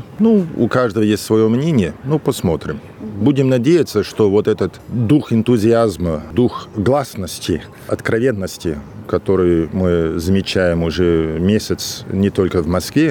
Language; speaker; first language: Russian; non-native, fluent; English